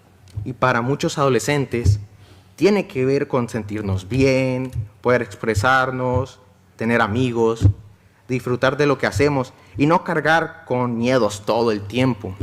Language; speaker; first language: Spanish; native; Spanish